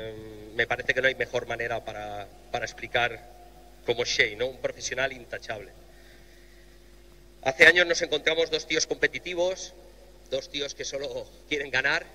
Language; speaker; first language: Spanish; native; Spanish